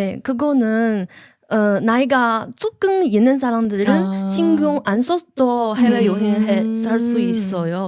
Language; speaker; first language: Korean; non-native, learner; Chinese